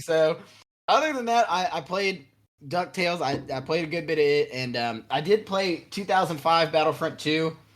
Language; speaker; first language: English; native; English